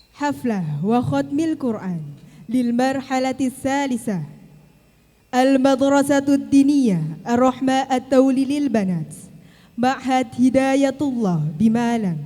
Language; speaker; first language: Arabic; non-native, learner; Indonesian